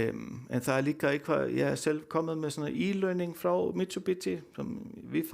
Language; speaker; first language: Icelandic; non-native, learner; Danish